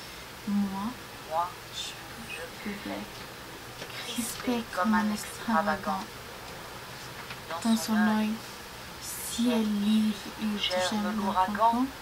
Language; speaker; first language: French; non-native, learner; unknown